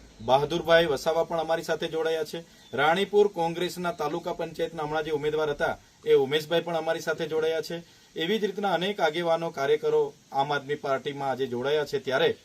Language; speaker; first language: Gujarati; non-native, local second language; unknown